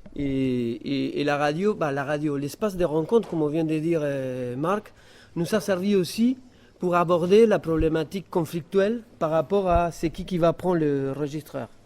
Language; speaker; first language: French; non-native, fluent; Spanish